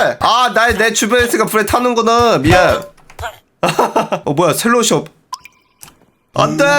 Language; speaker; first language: Korean; native; Korean